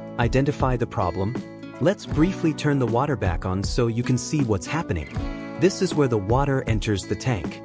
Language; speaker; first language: English; native; English